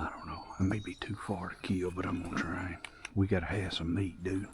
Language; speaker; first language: English; native; English